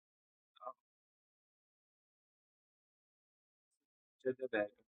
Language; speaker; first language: Italian; non-native, learner; English